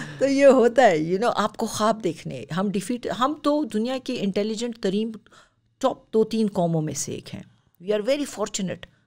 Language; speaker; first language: Urdu; non-native, local second language; Pashto